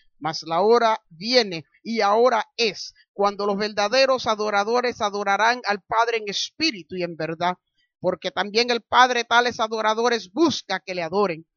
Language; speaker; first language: Spanish; early bilingual, heritage; Spanish